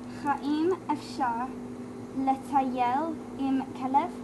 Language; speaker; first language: Hebrew; non-native, learner; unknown